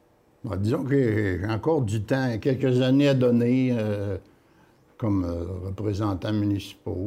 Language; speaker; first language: French; native; French